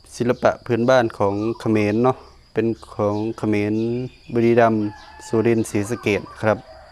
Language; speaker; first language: Thai; non-native, local second language; Northern Khmer